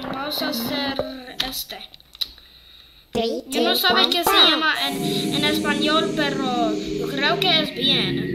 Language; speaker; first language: Spanish; early bilingual, heritage; English